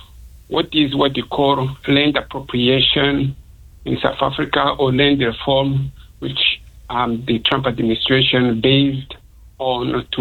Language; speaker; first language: English; non-native, local second language; Kinyarwanda